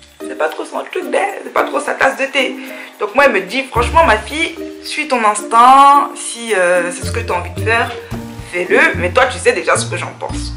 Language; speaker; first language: French; early bilingual, other home language; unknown